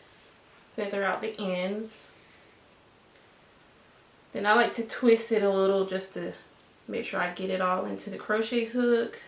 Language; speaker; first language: English; native; English